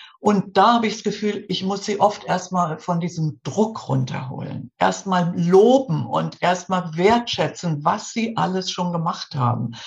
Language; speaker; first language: German; native; German